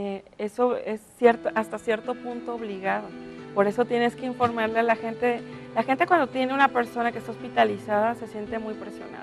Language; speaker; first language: Spanish; native; Spanish